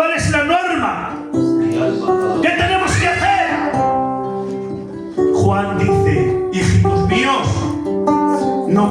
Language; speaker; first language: Spanish; native; Spanish